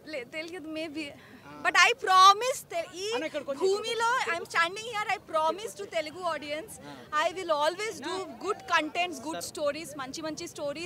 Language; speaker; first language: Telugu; non-native, learner; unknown